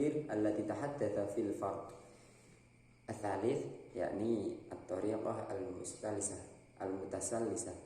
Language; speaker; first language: Arabic; non-native, learner; Indonesian